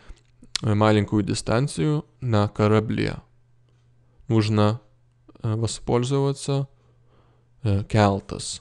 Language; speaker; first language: Russian; non-native, fluent; Lithuanian